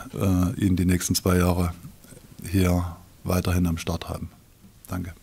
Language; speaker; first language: German; native; German